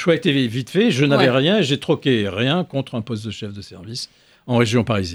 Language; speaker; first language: French; non-native, local second language; Arabic